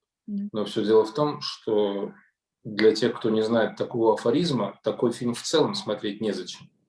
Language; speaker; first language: Russian; native; Russian